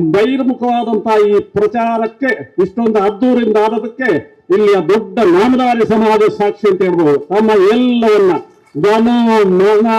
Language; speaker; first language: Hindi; non-native, local second language; Kannada